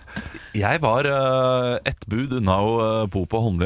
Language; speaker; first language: Norwegian; native; Norwegian